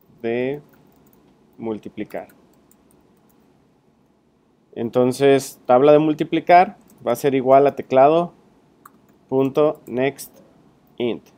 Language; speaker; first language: Spanish; native; Spanish